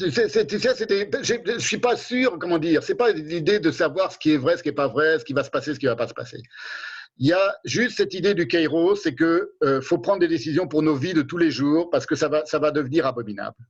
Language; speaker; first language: French; native; French